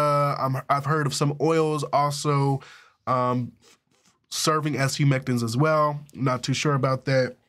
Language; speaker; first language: English; native; English